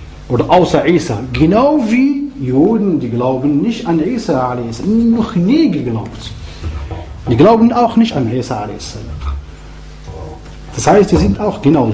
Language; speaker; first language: German; non-native, fluent; Arabic